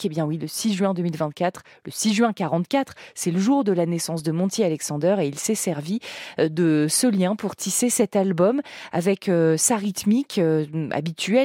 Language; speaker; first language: French; native; French